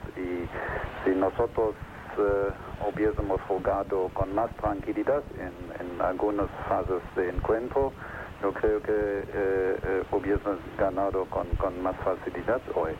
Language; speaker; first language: Spanish; non-native, fluent; German